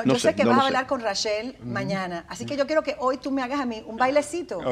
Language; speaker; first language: Spanish; native; Spanish